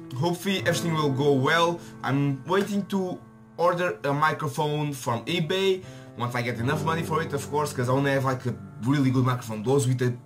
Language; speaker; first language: English; non-native, fluent; Portuguese